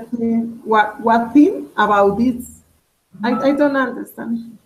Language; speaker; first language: English; non-native, learner; Spanish